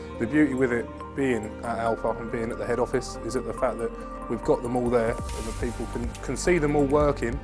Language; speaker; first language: English; native; English